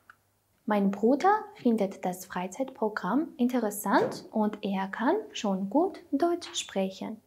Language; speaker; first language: German; non-native, fluent; Armenian